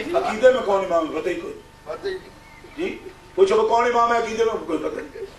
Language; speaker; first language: Urdu; non-native, local second language; Punjabi